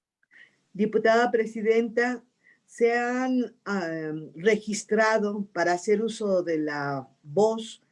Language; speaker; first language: Spanish; native; Spanish